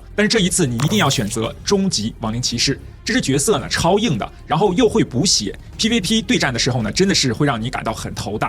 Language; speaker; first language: Chinese; native; Chinese